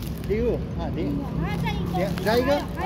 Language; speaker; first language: Chinese; non-native, learner; Filipino